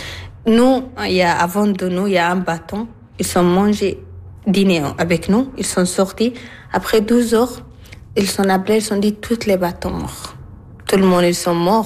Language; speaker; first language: French; non-native, learner; Arabic